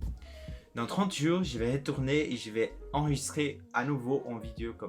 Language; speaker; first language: French; non-native, learner; Portuguese